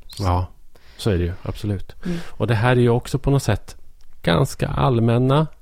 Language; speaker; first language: Swedish; native; Swedish